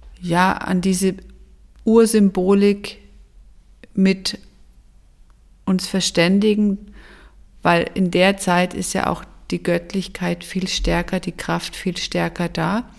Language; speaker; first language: German; native; German